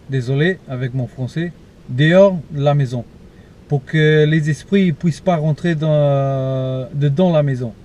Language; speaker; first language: French; non-native, fluent; Portuguese